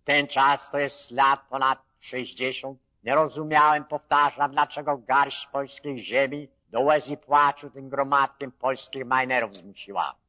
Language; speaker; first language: Polish; early bilingual, heritage; Polish